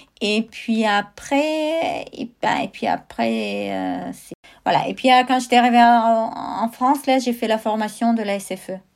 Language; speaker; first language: French; non-native, fluent; Russian